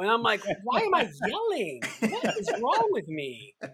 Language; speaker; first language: English; non-native, fluent; Spanish